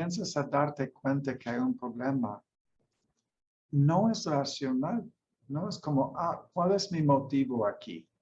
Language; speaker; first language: Spanish; non-native, fluent; English